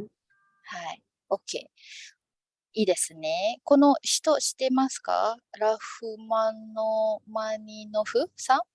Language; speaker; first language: Japanese; non-native, fluent; Indonesian